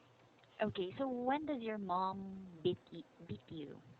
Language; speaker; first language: English; non-native, fluent; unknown